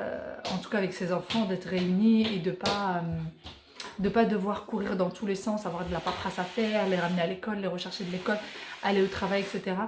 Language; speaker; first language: French; native; French